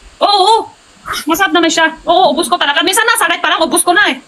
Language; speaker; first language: Filipino; non-native, learner; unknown